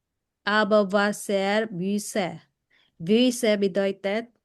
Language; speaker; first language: German; non-native, fluent; Filipino